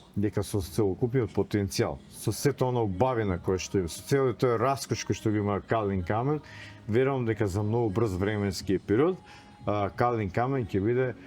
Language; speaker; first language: Macedonian; native; Macedonian